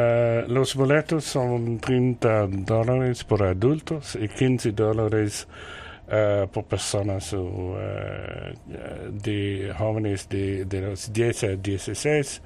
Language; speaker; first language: Spanish; non-native, learner; French